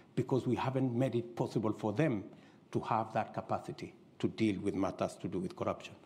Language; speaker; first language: English; non-native, local second language; Kalenjin